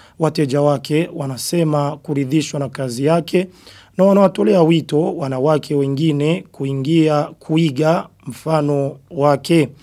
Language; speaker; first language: Swahili; non-native, local second language; Rundi